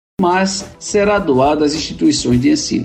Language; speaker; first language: Portuguese; native; Portuguese